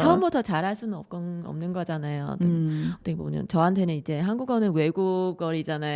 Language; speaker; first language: Korean; non-native, fluent; Vietnamese